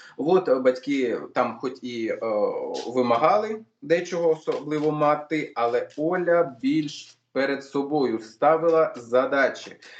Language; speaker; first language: Ukrainian; non-native, local second language; Russian